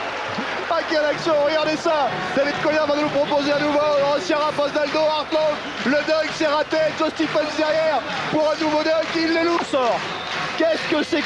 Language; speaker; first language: French; native; French